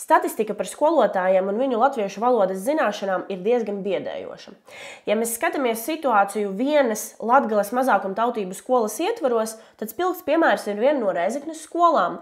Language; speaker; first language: Latvian; native; Latvian